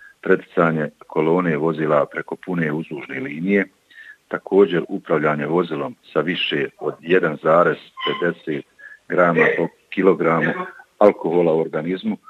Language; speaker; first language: Bosnian; native; Bosnian